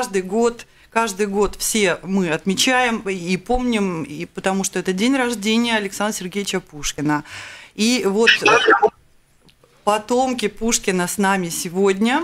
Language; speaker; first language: Russian; native; Russian